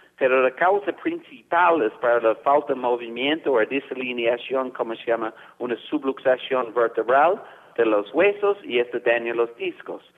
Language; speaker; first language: Spanish; non-native, fluent; English